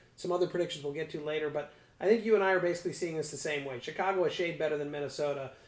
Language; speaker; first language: English; native; English